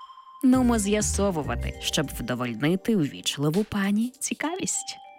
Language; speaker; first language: Ukrainian; native; Ukrainian